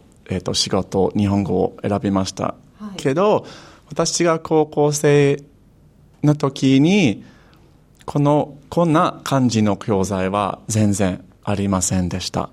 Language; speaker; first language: Japanese; non-native, fluent; English